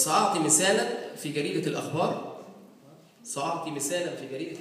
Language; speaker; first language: Arabic; native; Arabic